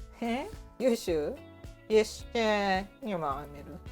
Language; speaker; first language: Polish; non-native, learner; Japanese